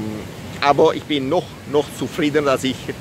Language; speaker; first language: German; non-native, fluent; Italian